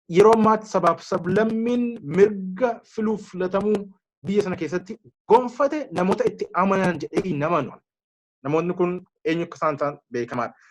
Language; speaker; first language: Oromo; native; Oromo